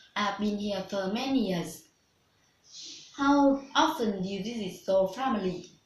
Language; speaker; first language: English; non-native, learner; Vietnamese